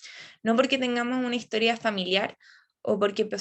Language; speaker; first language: Spanish; native; Spanish